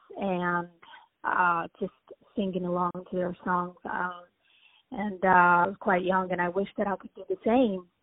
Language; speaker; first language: English; early bilingual, other home language; Italian